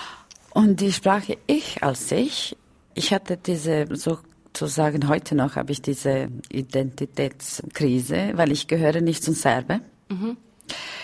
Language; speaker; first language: German; non-native, fluent; Romany